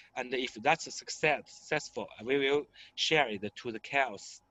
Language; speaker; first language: English; non-native, learner; Chinese